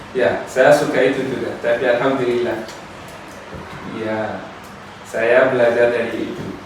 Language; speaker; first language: Indonesian; non-native, learner; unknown